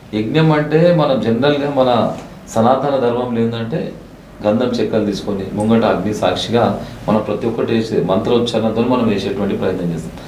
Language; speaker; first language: Telugu; native; Telugu